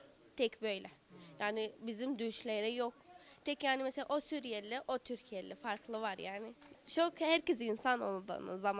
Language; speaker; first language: Turkish; early bilingual, other home language; Arabic